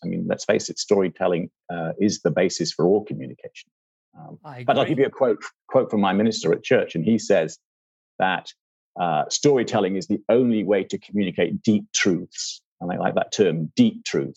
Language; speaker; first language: English; native; English